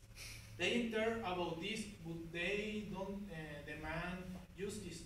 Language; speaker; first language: English; non-native, learner; Spanish